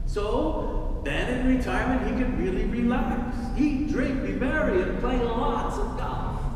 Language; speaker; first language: English; native; English